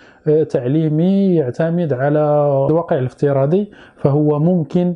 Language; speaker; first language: Arabic; native; Arabic